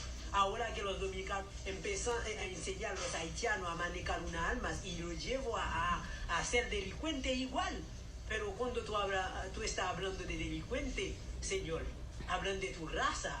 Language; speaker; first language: Spanish; non-native, learner; Haitian Creole